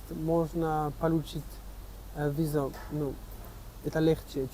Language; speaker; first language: Russian; non-native, learner; French